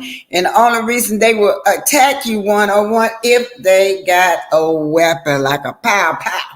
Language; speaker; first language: English; native; English